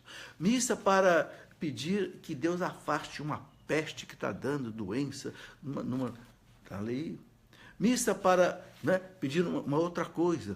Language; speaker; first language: Portuguese; native; Portuguese